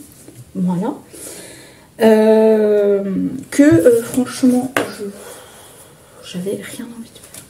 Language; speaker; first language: French; native; French